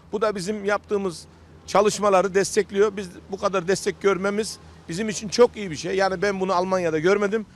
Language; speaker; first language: Turkish; early bilingual, heritage; Turkish